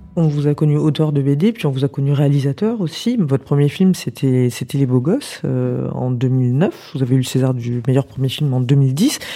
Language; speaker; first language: French; native; French